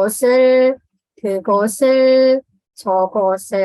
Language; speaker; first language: Korean; non-native, fluent; Indonesian